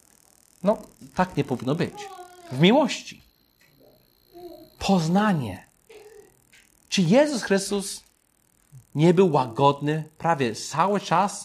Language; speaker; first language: Polish; non-native, fluent; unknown